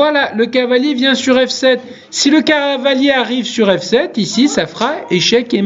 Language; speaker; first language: French; native; French